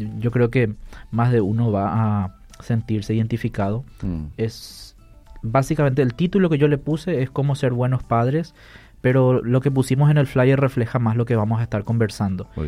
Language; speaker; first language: Spanish; non-native, local second language; Guarani